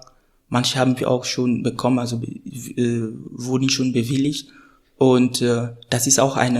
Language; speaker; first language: German; non-native, fluent; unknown